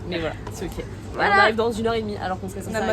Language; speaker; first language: French; native; French